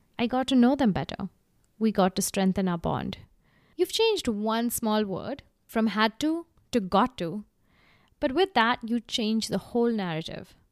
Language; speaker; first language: English; non-native, local second language; Gujarati